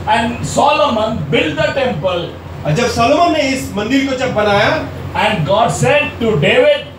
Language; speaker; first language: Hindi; non-native, local second language; Telugu